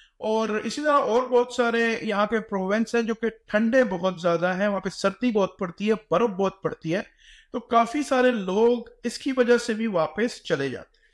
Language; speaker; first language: Urdu; native; Urdu